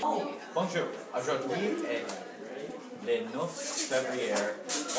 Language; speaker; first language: French; non-native, learner; English